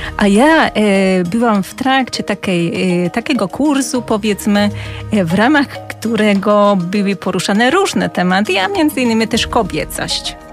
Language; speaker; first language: Polish; non-native, fluent; Hungarian